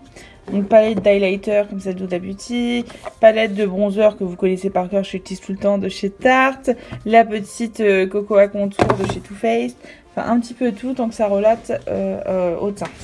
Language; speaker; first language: French; native; French